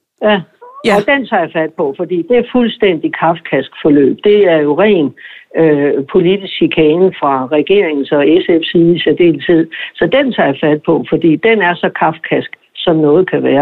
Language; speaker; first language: Danish; native; Danish